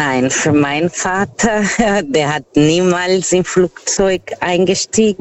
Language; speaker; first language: German; non-native, fluent; Portuguese